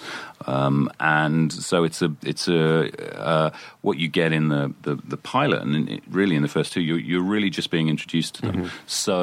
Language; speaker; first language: English; native; English